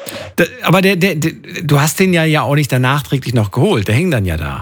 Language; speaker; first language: German; native; German